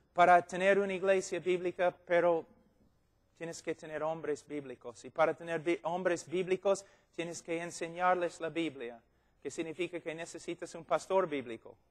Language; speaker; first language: Spanish; non-native, fluent; English